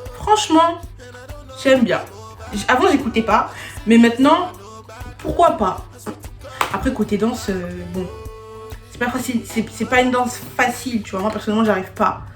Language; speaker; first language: French; native; French